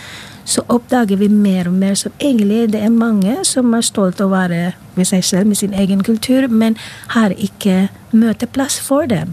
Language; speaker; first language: Norwegian; non-native, fluent; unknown